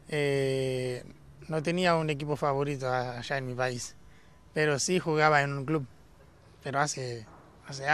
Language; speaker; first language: Spanish; non-native, fluent; Haitian Creole